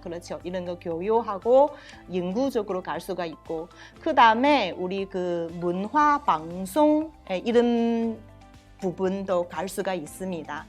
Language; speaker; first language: Korean; non-native, learner; Chinese